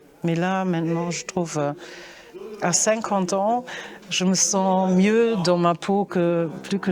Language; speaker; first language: French; non-native, fluent; German